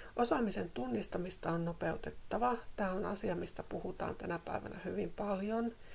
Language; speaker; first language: Finnish; native; Finnish